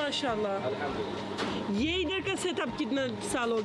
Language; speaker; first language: Hindi; non-native, learner; Turkish